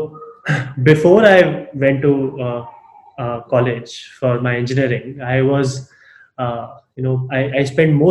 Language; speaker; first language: English; non-native, local second language; Hindi